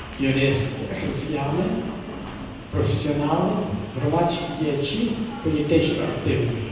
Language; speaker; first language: Polish; non-native, learner; Ukrainian